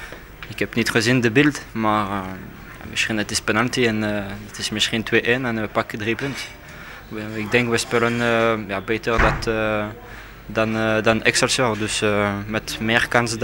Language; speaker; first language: Dutch; non-native, learner; French